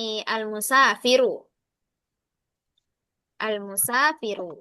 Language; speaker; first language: Arabic; non-native, fluent; Indonesian